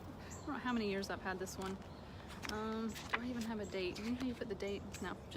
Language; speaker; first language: English; native; English